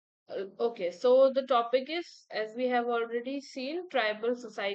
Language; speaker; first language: English; non-native, local second language; Hindi